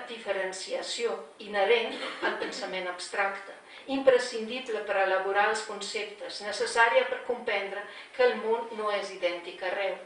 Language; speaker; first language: Catalan; non-native, fluent; Slovenian